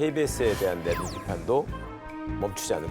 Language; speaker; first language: Korean; native; Korean